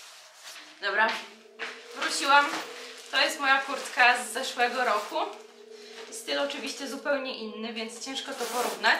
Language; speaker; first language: Polish; native; Polish